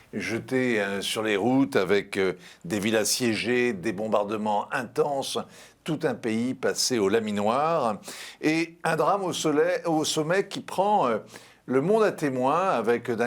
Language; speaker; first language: French; native; French